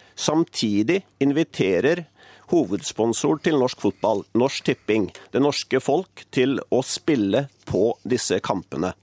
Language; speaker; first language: Norwegian; native; Norwegian